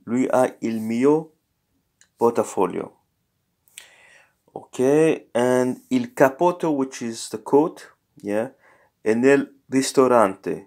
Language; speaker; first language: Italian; non-native, learner; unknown